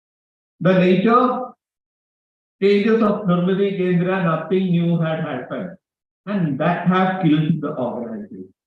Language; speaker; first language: English; non-native, local second language; Malayalam